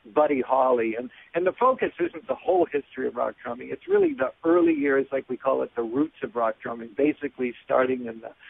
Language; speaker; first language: English; native; English